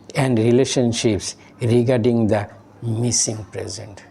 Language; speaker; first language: English; non-native, local second language; Bangla